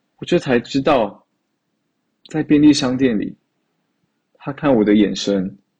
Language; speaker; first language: Chinese; native; Chinese